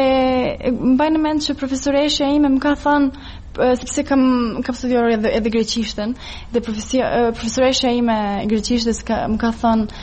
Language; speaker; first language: Albanian; non-native, fluent; Serbian